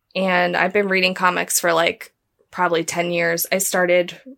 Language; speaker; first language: English; native; English